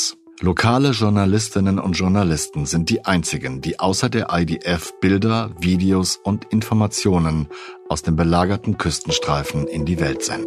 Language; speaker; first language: German; native; German